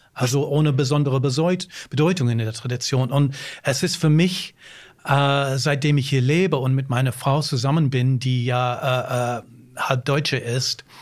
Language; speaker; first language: German; non-native, fluent; English